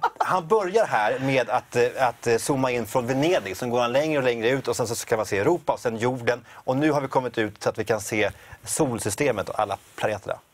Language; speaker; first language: Swedish; native; Swedish